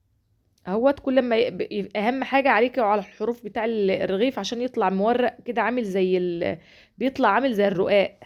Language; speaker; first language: Arabic; native; Arabic